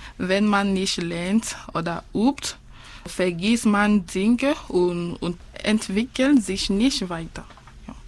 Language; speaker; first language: German; non-native, fluent; French